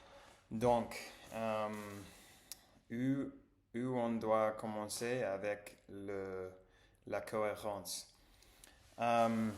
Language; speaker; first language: French; non-native, learner; English